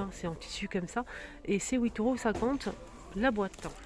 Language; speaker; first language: French; native; French